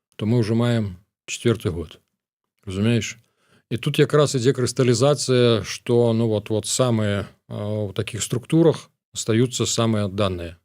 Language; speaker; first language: Belarusian; native; Belarusian